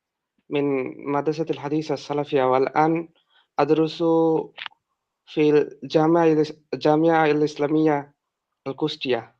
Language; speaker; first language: Arabic; non-native, learner; Bangla